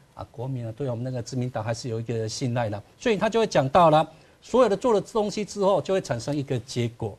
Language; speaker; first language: Chinese; native; Chinese